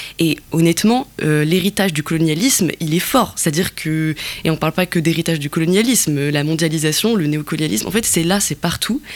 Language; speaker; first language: French; non-native, local second language; Kabyle